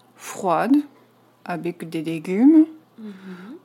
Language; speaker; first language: French; non-native, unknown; Japanese